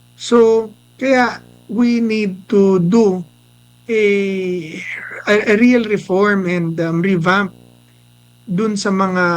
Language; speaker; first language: Filipino; native; Filipino